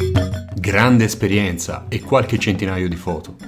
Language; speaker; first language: Italian; native; Italian